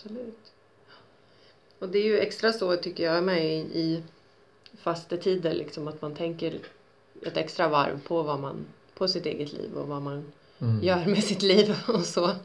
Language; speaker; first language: Swedish; native; Swedish